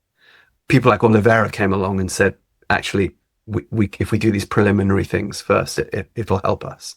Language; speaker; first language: English; native; English